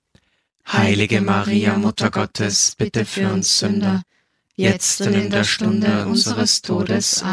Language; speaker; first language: German; native; German